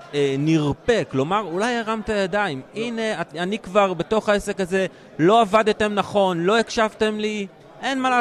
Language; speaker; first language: Hebrew; native; Hebrew